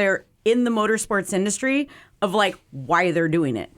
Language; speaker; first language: English; native; English